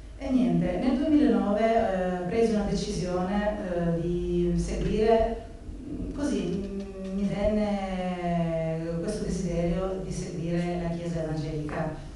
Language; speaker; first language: Italian; non-native, fluent; Albanian